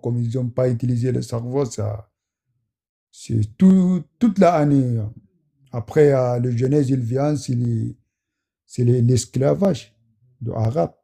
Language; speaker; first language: French; non-native, learner; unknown